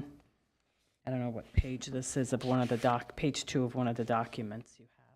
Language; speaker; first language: English; native; English